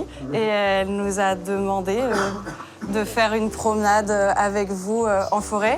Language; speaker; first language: French; native; French